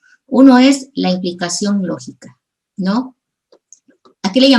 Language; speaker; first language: Spanish; native; Spanish